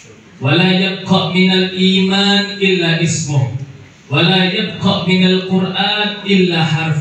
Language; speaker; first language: Indonesian; native; Indonesian